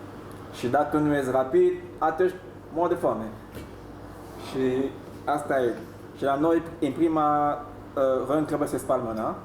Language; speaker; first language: Romanian; non-native, fluent; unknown